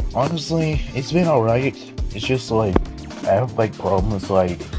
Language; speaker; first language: English; native; English